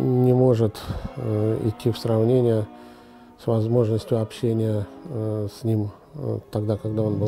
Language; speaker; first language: Russian; native; Russian